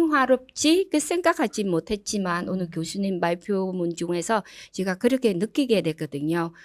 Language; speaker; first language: Korean; non-native, learner; Vietnamese